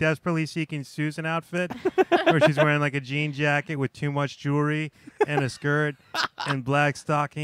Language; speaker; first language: English; native; English